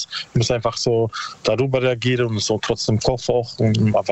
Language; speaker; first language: German; non-native, learner; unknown